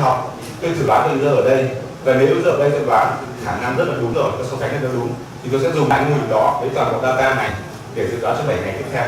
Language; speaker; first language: Vietnamese; native; Vietnamese